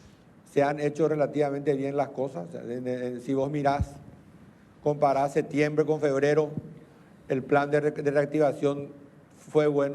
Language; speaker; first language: Spanish; native; Spanish